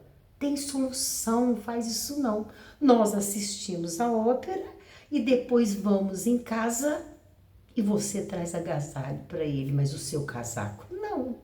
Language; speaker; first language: Portuguese; native; Portuguese